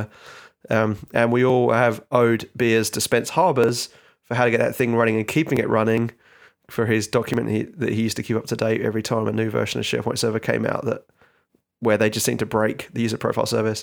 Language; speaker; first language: English; native; English